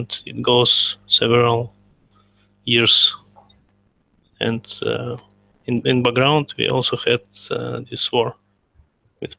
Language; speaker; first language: English; non-native, learner; Russian